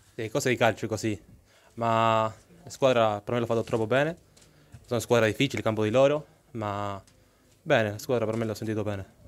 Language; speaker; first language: Italian; non-native, learner; Spanish